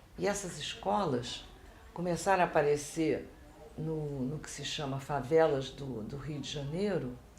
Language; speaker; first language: Portuguese; native; Portuguese